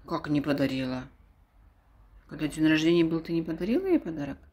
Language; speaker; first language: Russian; native; Russian